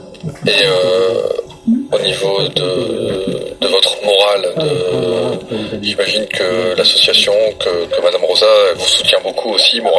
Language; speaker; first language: French; native; French